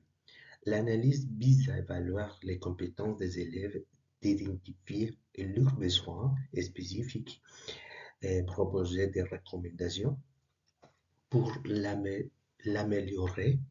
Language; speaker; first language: French; non-native, learner; Spanish